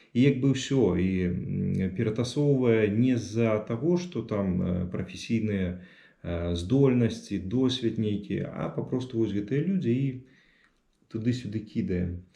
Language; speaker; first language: Belarusian; non-native, local second language; Russian